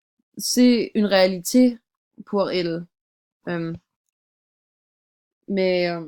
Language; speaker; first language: French; non-native, learner; English